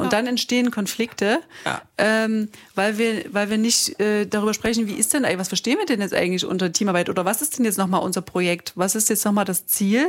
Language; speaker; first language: German; native; German